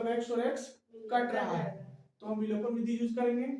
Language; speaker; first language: Hindi; native; Hindi